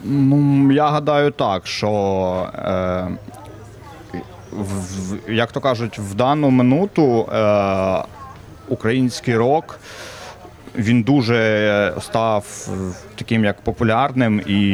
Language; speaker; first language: Ukrainian; non-native, local second language; Russian